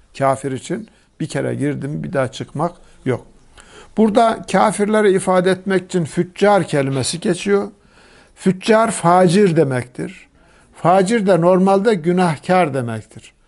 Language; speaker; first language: Turkish; native; Turkish